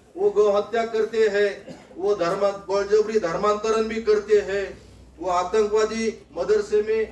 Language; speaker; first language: Hindi; non-native, local second language; Marathi